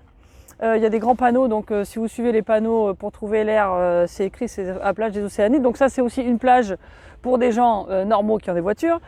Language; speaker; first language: French; native; French